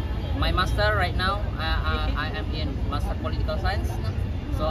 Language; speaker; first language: English; non-native, learner; Indonesian